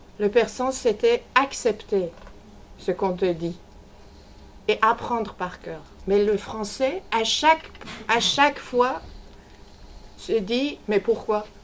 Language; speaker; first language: French; non-native, fluent; Persian